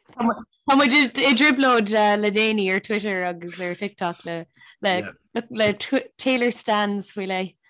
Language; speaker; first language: Irish; native; Irish